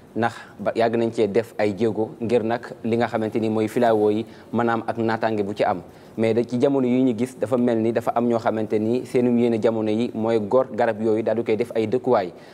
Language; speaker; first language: Wolof; native; Wolof